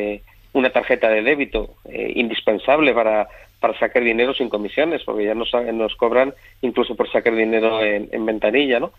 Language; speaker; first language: Spanish; native; Spanish